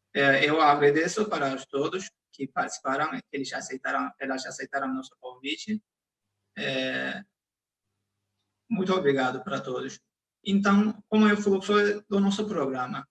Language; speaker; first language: Portuguese; non-native, fluent; Turkish